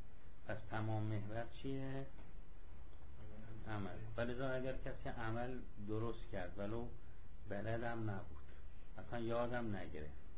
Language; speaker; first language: Persian; native; Persian